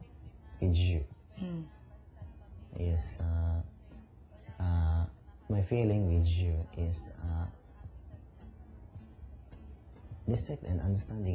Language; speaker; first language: English; non-native, learner; Japanese